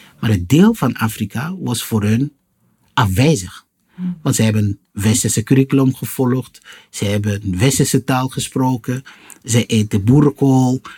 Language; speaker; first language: Dutch; non-native, fluent; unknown